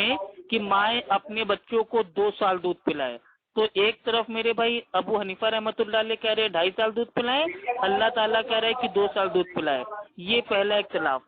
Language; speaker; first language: Hindi; native; Hindi